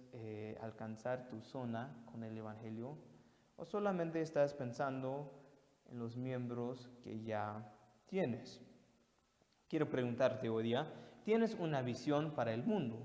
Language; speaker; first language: Spanish; non-native, fluent; English